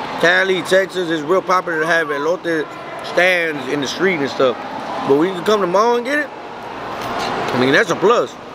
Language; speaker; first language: English; early bilingual, other home language; Spanish